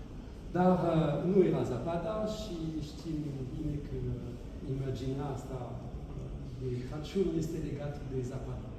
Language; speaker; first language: Romanian; non-native, fluent; French